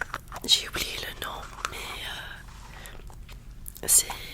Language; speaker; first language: French; non-native, learner; English